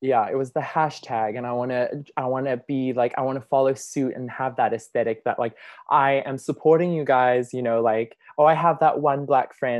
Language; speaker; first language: English; native; English